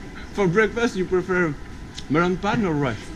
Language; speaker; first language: English; non-native, learner; French